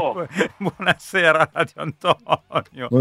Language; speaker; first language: Italian; native; Italian